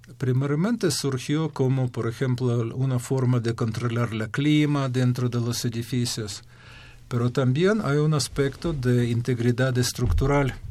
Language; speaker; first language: Spanish; non-native, fluent; Ukrainian